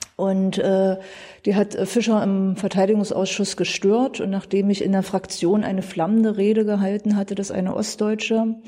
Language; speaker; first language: German; native; German